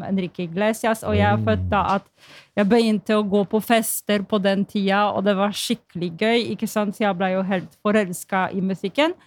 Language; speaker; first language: Norwegian; non-native, fluent; Polish